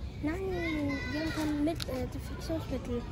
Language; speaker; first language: German; early bilingual, other home language; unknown